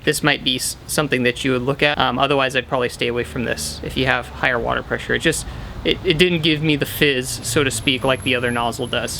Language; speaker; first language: English; native; English